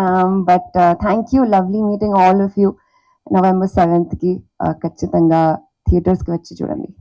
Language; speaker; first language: Telugu; non-native, fluent; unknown